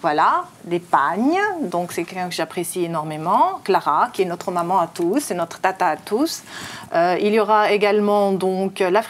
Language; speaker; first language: French; native; French